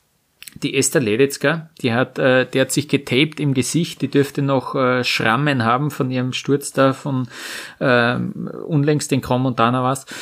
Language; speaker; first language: German; native; German